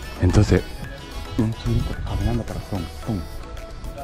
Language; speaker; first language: Spanish; non-native, learner; Japanese